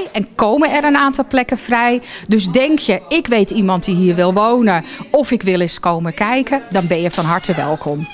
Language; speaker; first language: Dutch; native; Dutch